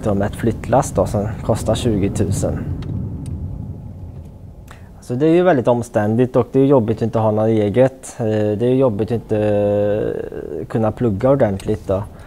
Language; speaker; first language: Swedish; native; Swedish